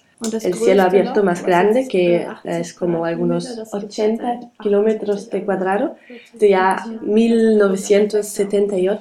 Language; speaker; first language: Spanish; non-native, learner; German